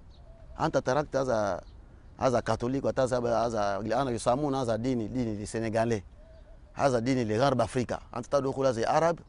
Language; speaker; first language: Arabic; non-native, learner; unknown